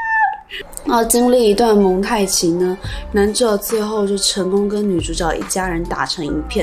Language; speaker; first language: Chinese; native; Chinese